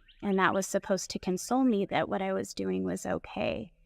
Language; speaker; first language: English; native; English